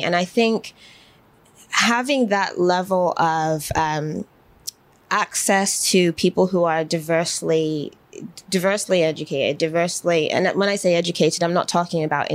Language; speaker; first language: English; native; English